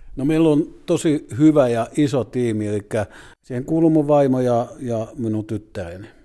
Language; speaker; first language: Finnish; native; Finnish